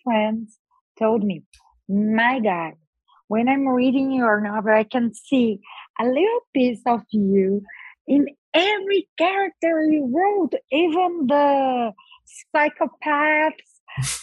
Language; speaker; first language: English; non-native, fluent; Portuguese